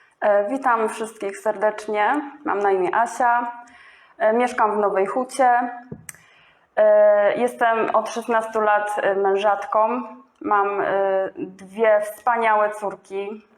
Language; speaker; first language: Polish; native; Polish